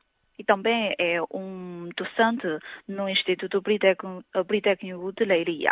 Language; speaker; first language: Portuguese; non-native, fluent; Chinese